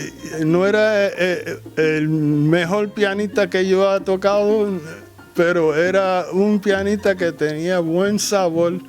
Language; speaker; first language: Spanish; early bilingual, heritage; Spanish